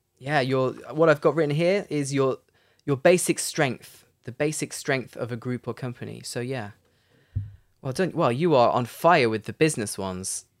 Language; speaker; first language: English; native; English